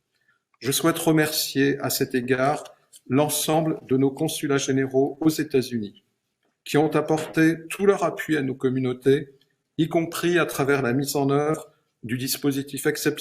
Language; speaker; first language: French; native; French